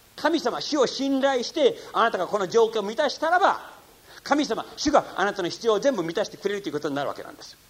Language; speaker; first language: Japanese; non-native, fluent; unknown